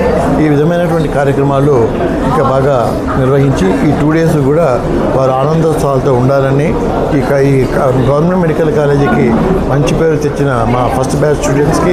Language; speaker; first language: Telugu; native; Telugu